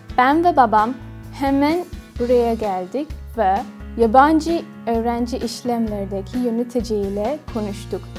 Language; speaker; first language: Turkish; non-native, learner; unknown